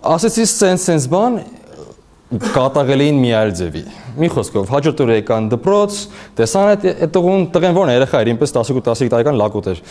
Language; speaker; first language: Armenian; early bilingual, heritage; Armenian